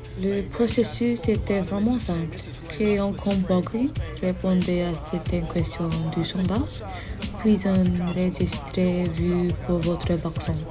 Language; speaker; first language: French; non-native, learner; English